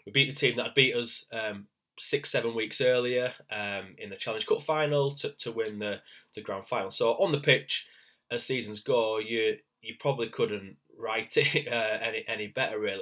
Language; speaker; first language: English; native; English